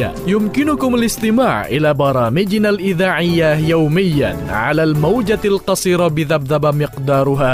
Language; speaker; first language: Arabic; non-native, fluent; Indonesian